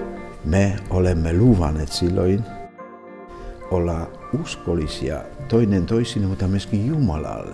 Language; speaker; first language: Finnish; non-native, fluent; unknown